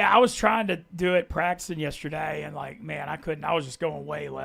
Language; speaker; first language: English; native; English